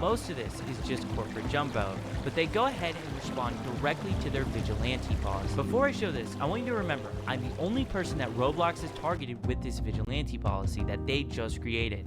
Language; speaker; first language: English; native; English